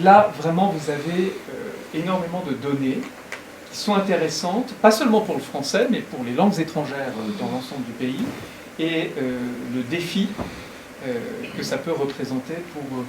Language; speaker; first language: French; native; French